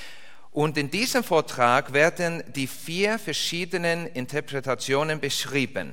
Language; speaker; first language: German; non-native, learner; Icelandic